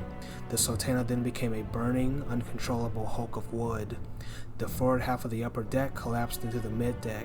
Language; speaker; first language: English; native; English